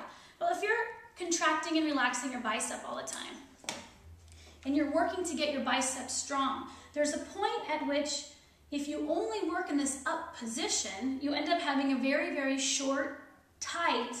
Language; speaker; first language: English; native; English